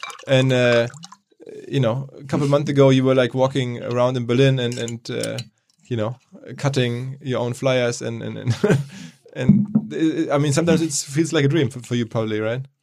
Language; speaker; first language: English; non-native, fluent; German